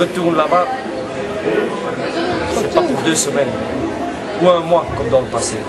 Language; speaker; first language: French; non-native, local second language; Dutch